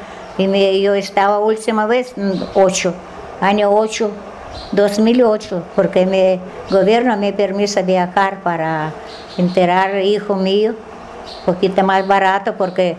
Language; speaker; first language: Spanish; non-native, learner; Russian